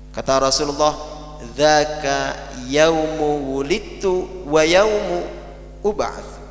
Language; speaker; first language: Indonesian; non-native, local second language; Madurese